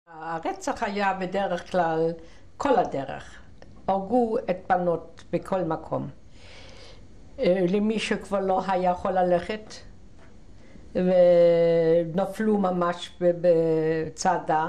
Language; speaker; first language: Hebrew; non-native, fluent; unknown